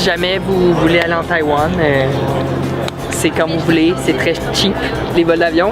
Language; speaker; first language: French; native; French